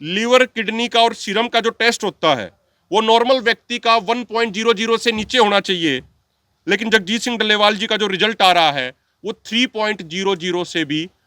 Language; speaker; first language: Hindi; non-native, local second language; Punjabi